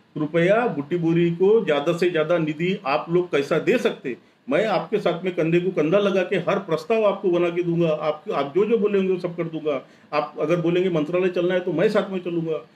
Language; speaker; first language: Hindi; non-native, local second language; Marathi